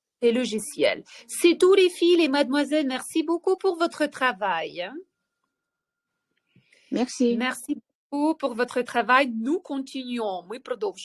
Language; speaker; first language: French; non-native, fluent; Ukrainian